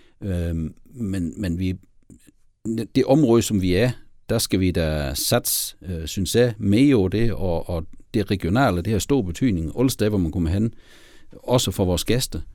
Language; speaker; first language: Danish; native; Danish